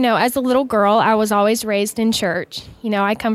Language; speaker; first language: English; native; English